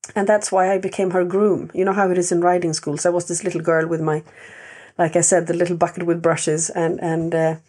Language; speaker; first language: English; non-native, fluent; Swedish